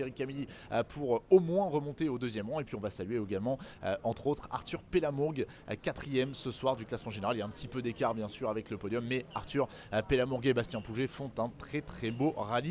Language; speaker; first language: French; native; French